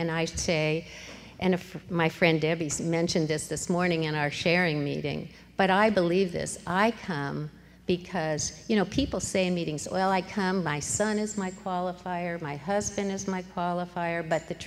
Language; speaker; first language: English; native; English